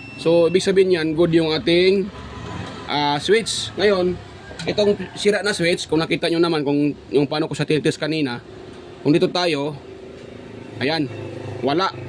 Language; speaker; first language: Filipino; non-native, local second language; Cebuano